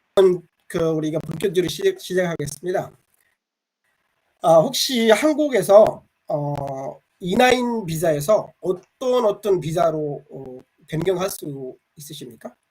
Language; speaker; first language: Korean; non-native, fluent; Bangla